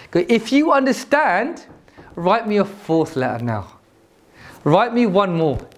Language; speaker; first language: English; native; English